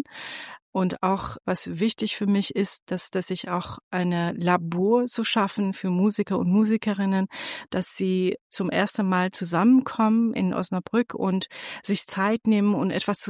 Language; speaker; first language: German; non-native, fluent; Persian